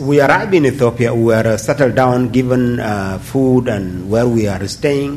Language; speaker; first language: English; non-native, fluent; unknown